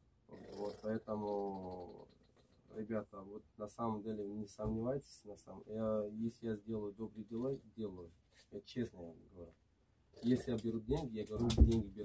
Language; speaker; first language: Russian; non-native, learner; Tajik